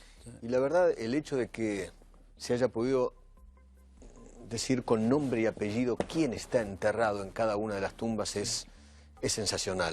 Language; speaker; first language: Spanish; native; Spanish